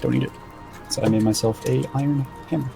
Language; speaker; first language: English; native; English